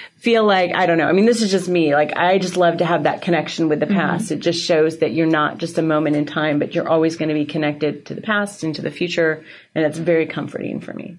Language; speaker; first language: English; native; English